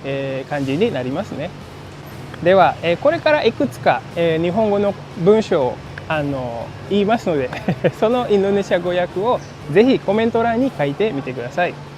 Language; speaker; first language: Japanese; non-native, fluent; Indonesian